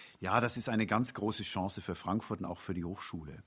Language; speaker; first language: German; native; German